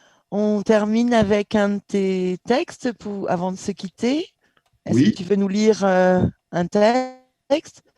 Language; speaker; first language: French; native; French